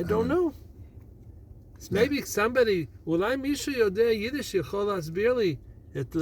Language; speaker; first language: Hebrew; non-native, fluent; English